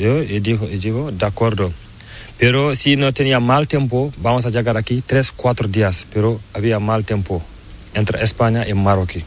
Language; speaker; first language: Spanish; non-native, learner; Fula